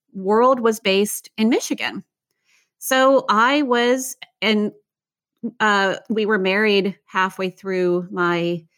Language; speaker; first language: English; native; English